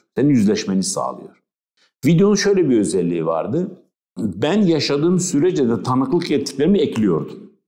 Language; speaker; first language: Turkish; non-native, local second language; Kurdish